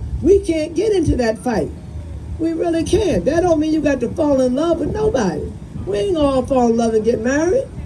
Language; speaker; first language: English; native; English